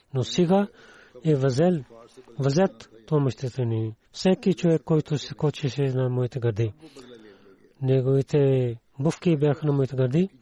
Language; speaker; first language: Bulgarian; non-native, learner; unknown